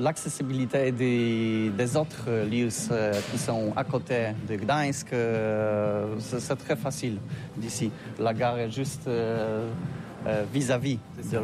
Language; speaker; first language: French; non-native, learner; Polish